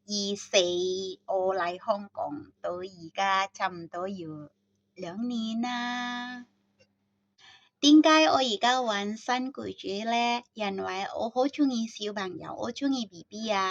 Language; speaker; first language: Cantonese; non-native, fluent; Indonesian